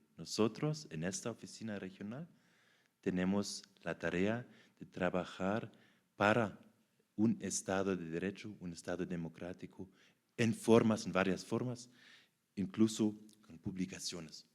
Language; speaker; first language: Spanish; non-native, fluent; German